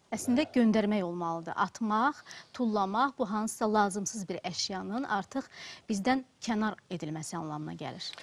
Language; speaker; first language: Azerbaijani; native; Azerbaijani